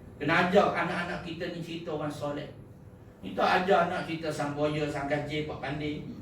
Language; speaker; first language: Malay; native; Malay